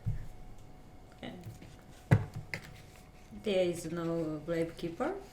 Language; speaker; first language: English; non-native, learner; Japanese